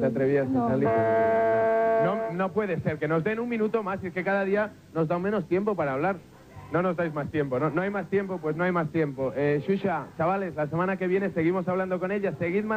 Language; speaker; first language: Spanish; native; Spanish